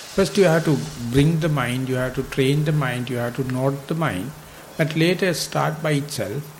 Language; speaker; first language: English; non-native, local second language; Sinhala